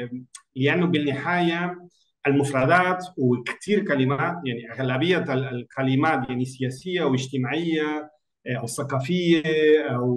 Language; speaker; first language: Arabic; non-native, learner; Spanish